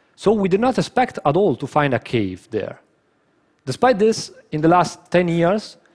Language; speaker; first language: English; non-native, fluent; Italian